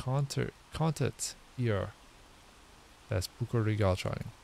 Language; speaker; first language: German; non-native, learner; English